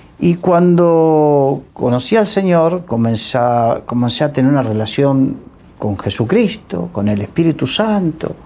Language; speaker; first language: Spanish; native; Spanish